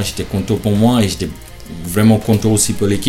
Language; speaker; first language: French; non-native, learner; Shona